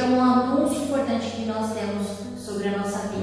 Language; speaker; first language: Portuguese; native; Portuguese